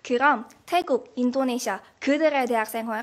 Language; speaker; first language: Korean; non-native, fluent; Indonesian